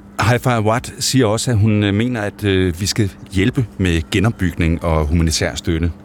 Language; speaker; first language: Danish; native; Danish